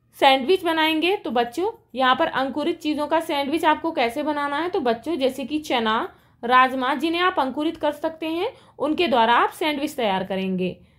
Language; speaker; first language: Hindi; native; Hindi